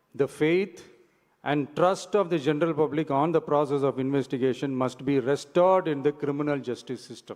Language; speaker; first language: English; non-native, local second language; Tamil